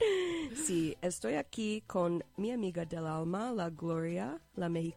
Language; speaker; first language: Spanish; non-native, learner; English